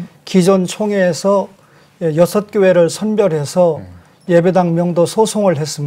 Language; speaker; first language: Korean; native; Korean